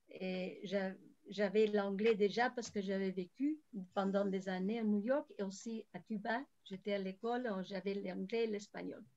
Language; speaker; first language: French; non-native, fluent; Spanish